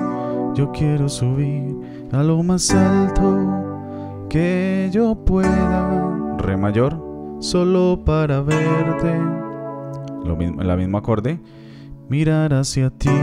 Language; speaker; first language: Spanish; native; Spanish